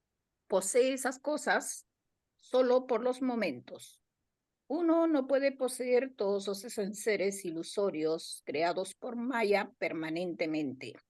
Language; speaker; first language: Spanish; native; Spanish